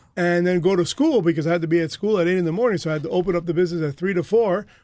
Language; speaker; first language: English; native; English